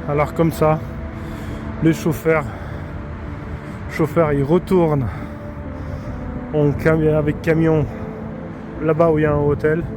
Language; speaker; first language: French; non-native, fluent; Polish